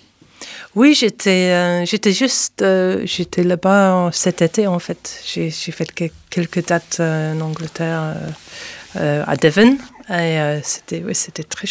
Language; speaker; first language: French; non-native, fluent; English